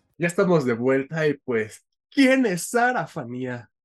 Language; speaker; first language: Spanish; native; Spanish